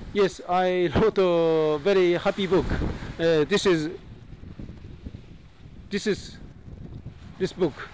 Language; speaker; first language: English; non-native, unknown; Japanese